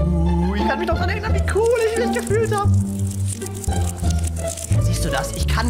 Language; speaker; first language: German; native; German